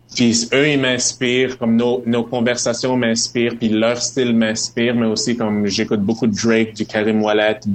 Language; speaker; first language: French; native; French